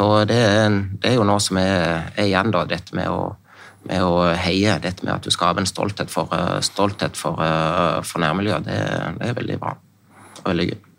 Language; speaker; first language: Norwegian; native; Norwegian